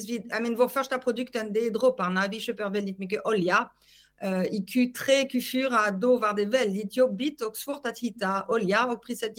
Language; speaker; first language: Swedish; non-native, fluent; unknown